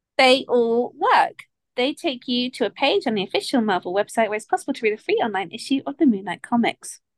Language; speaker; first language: English; native; English